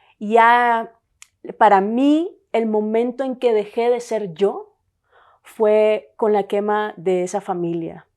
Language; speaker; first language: Spanish; native; Spanish